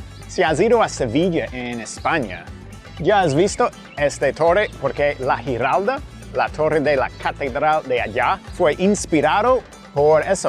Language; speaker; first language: Spanish; non-native, fluent; English